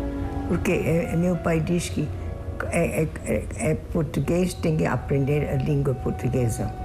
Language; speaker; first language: Portuguese; early bilingual, heritage; Portuguese